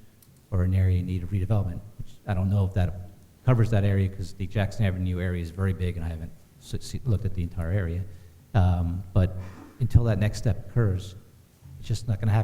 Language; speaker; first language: English; native; English